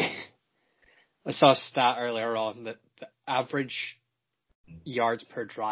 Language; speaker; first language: English; native; English